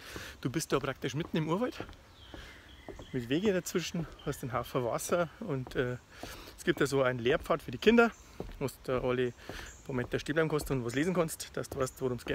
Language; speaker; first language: German; native; German